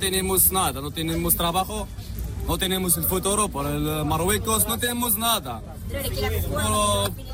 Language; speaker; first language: Spanish; non-native, learner; Arabic